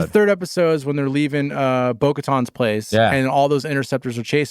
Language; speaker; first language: English; native; English